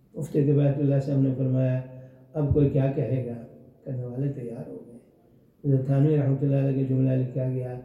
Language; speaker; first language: Urdu; native; Urdu